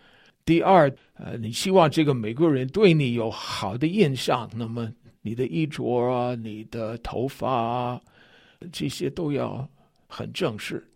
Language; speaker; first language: Chinese; non-native, fluent; English